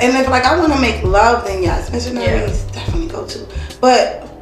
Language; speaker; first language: English; native; English